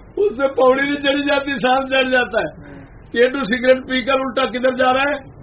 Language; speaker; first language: Urdu; non-native, local second language; Punjabi